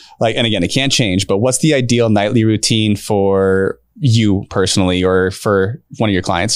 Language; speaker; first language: English; native; English